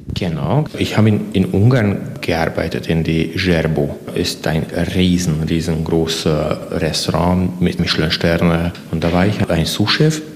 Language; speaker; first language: German; non-native, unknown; Hungarian